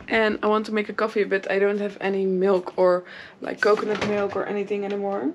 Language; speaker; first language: English; non-native, fluent; Dutch